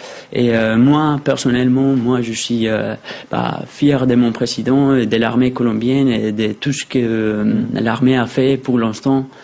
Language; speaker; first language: French; non-native, fluent; Spanish